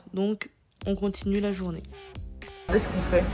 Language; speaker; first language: French; native; French